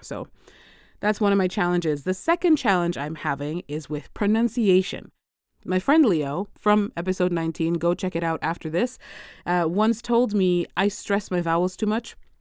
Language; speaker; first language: English; native; English